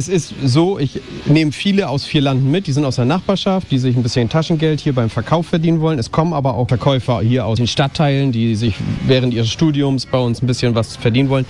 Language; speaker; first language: German; native; German